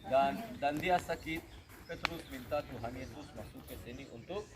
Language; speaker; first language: Indonesian; non-native, fluent; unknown